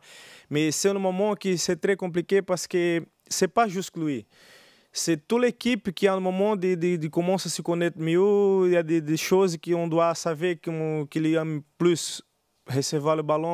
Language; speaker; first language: French; non-native, learner; Portuguese